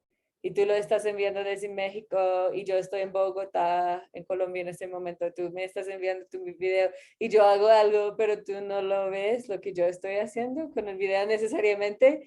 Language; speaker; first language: Spanish; non-native, fluent; English